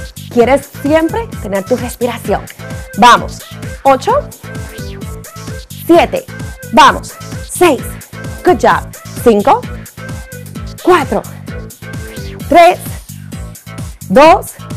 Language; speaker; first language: Spanish; native; Spanish